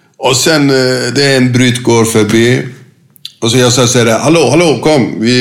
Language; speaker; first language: Swedish; non-native, fluent; Turkish